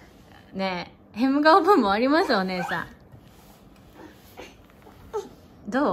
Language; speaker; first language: Japanese; native; Japanese